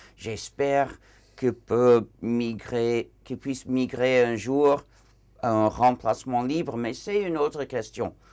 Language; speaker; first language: French; non-native, fluent; English